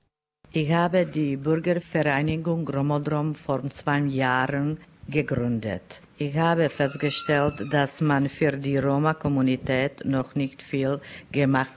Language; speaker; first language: German; non-native, fluent; Czech